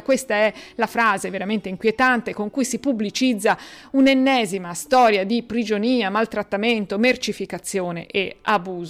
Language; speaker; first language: Italian; native; Italian